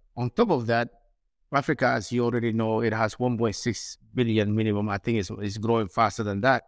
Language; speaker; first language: English; non-native, fluent; Somali